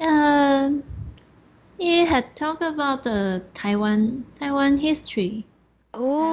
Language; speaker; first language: English; non-native, learner; Chinese